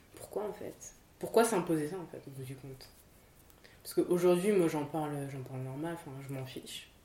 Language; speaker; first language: French; native; French